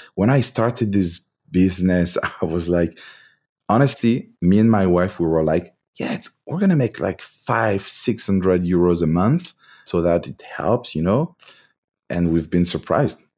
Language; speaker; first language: English; non-native, fluent; French